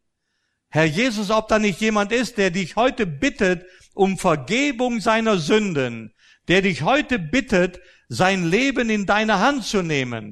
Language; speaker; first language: German; native; German